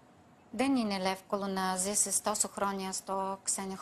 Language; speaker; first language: Greek; non-native, fluent; Bulgarian